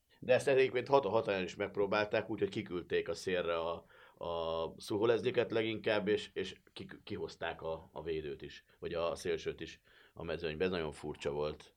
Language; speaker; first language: Hungarian; native; Hungarian